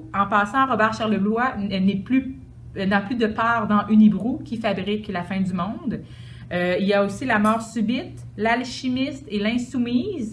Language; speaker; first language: French; native; French